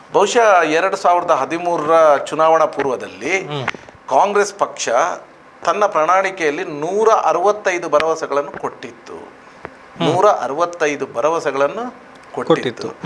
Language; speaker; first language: Kannada; native; Kannada